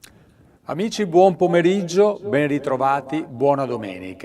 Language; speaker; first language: Italian; native; Italian